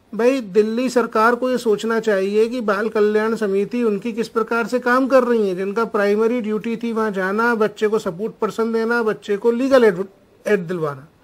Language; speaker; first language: Hindi; native; Hindi